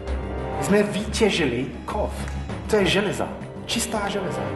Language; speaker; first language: Czech; non-native, fluent; English